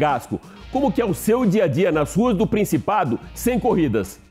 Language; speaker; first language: Portuguese; native; Portuguese